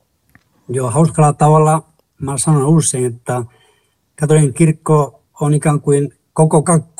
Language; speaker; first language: Finnish; non-native, fluent; Spanish